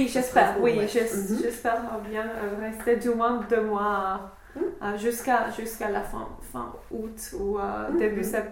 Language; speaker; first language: French; non-native, fluent; English